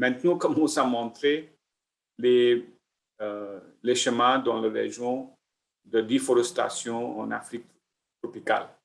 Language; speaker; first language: French; non-native, learner; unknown